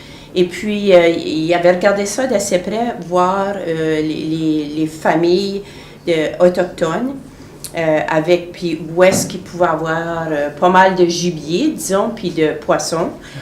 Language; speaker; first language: French; native; French